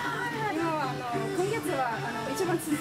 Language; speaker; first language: Japanese; non-native, learner; Kazakh